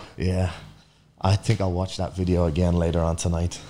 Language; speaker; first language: English; native; English